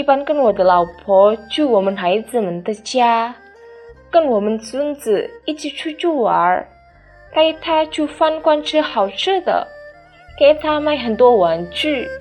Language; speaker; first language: Chinese; non-native, fluent; Indonesian